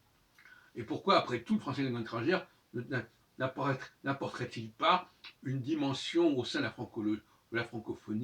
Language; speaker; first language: French; native; French